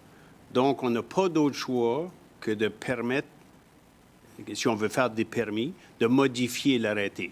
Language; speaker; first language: French; native; French